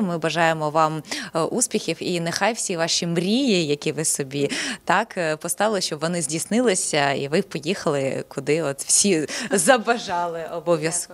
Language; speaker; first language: Ukrainian; native; Ukrainian